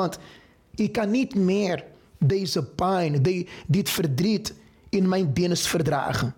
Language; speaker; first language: Dutch; non-native, fluent; Portuguese